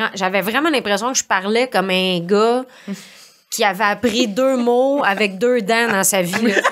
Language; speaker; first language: French; native; French